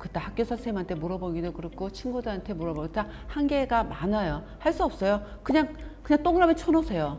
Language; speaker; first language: Korean; native; Korean